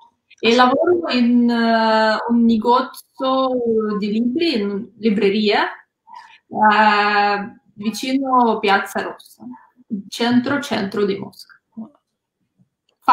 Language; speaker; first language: Italian; non-native, learner; Russian